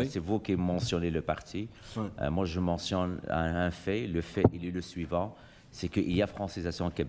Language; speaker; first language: French; native; French